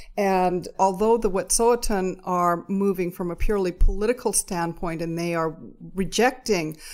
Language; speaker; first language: English; native; English